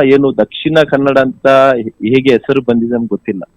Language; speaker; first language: Kannada; non-native, local second language; Tulu